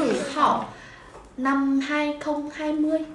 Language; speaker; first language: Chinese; non-native, fluent; Vietnamese